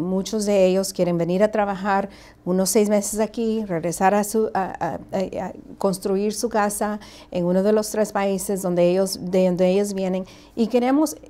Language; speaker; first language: Spanish; early bilingual, heritage; Spanish